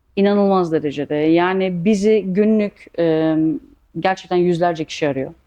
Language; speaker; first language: Turkish; early bilingual, heritage; Turkish